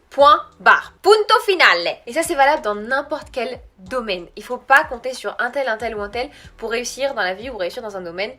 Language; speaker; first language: French; early bilingual, other home language; Arabic